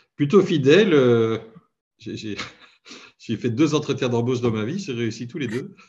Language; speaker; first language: French; native; French